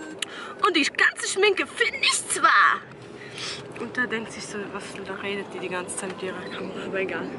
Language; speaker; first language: German; early bilingual, other home language; Albanian